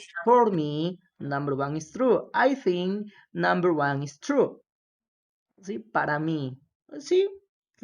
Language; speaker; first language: English; non-native, fluent; Spanish